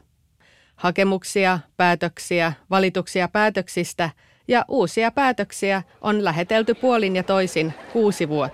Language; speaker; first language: Finnish; native; Finnish